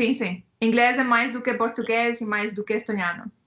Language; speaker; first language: Portuguese; non-native, fluent; Estonian